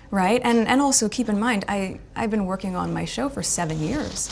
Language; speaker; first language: English; native; English